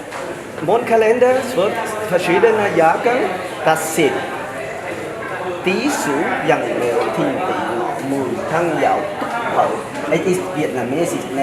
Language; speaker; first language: German; non-native, learner; Vietnamese